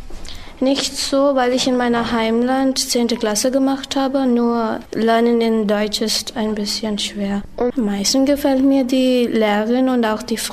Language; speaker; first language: German; non-native, learner; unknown